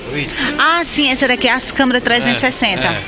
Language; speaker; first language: Italian; non-native, learner; Portuguese